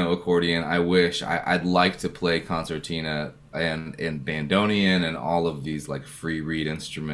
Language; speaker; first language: English; native; English